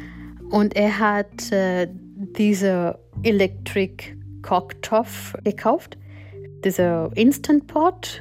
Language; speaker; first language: German; non-native, fluent; Gujarati